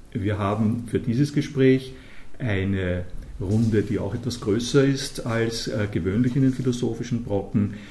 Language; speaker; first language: German; native; German